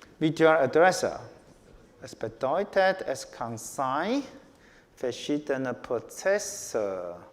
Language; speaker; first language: German; non-native, learner; Chinese